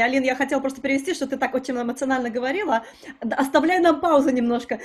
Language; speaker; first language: Russian; native; Russian